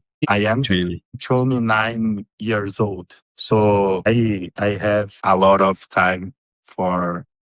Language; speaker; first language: English; non-native, learner; Portuguese